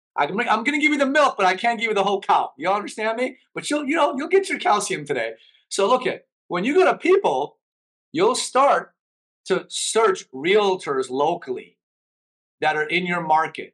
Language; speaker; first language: English; early bilingual, other home language; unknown